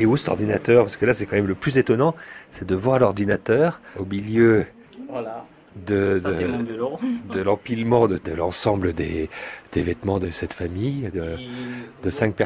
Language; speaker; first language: French; native; French